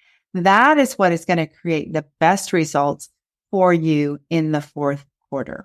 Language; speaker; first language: English; native; English